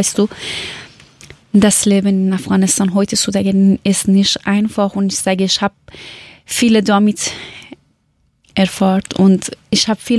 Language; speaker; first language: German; non-native, learner; Persian